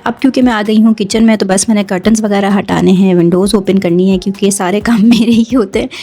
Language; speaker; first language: Urdu; native; Urdu